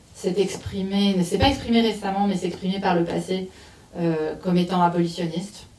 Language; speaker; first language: French; native; French